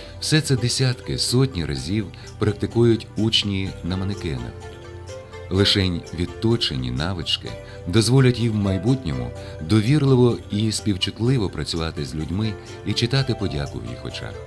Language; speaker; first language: Ukrainian; native; Ukrainian